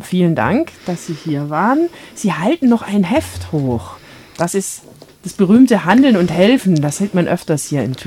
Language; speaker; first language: German; native; German